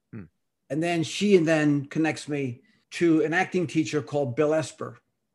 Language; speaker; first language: English; early bilingual, other home language; Spanish